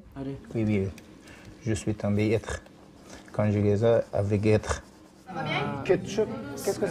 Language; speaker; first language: French; non-native, learner; Persian